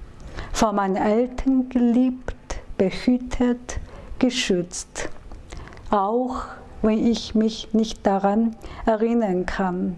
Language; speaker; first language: German; non-native, fluent; Chinese